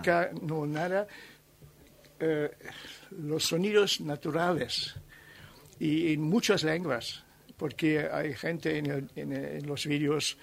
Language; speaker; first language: Spanish; non-native, learner; German